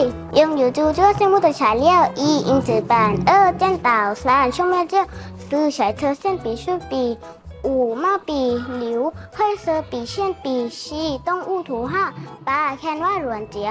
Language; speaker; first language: Chinese; non-native, learner; Thai